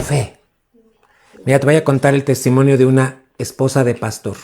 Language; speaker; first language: Spanish; native; Spanish